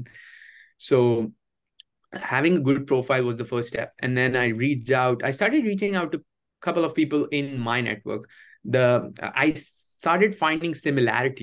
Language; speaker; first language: English; non-native, local second language; Hindi